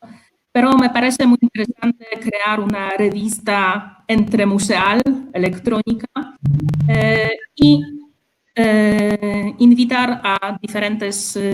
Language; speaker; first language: Spanish; non-native, fluent; Polish